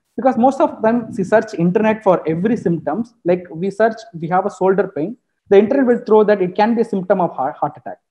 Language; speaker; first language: English; non-native, local second language; Tamil